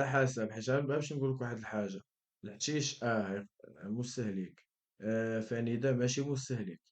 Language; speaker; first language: Arabic; native; Arabic